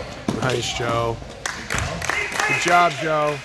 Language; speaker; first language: English; native; English